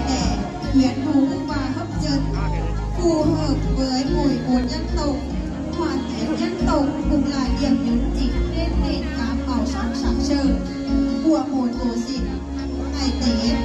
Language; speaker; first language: Vietnamese; native; Vietnamese